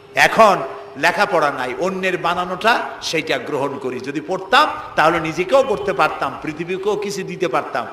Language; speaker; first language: Bangla; native; Bangla